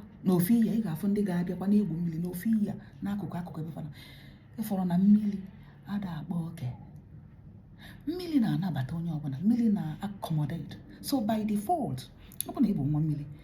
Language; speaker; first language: Igbo; native; Igbo